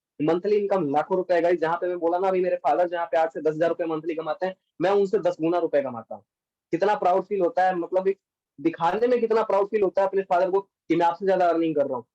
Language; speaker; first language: Hindi; native; Hindi